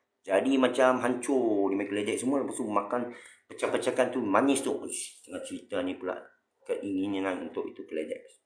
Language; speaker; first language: Malay; non-native, local second language; Chinese